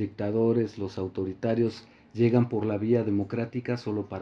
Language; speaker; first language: Spanish; native; Spanish